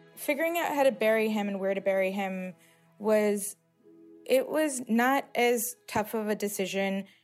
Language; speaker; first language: English; native; English